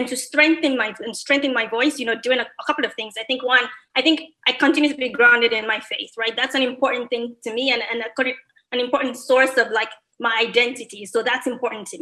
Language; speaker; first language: English; non-native, local second language; Yoruba